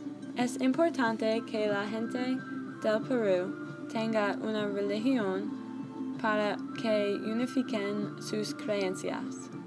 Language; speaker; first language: Spanish; non-native, learner; English